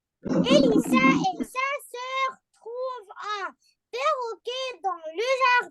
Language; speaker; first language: French; non-native, learner; Arabic